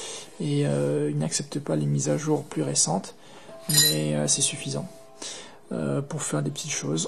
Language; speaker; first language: French; native; French